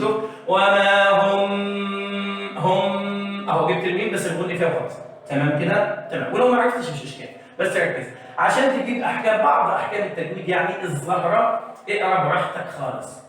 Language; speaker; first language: Arabic; native; Arabic